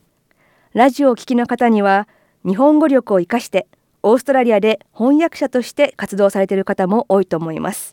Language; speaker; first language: Japanese; native; Japanese